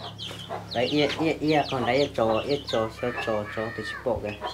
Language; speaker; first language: Vietnamese; non-native, local second language; Hmong